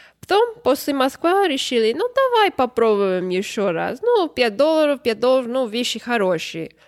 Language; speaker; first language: Russian; non-native, learner; English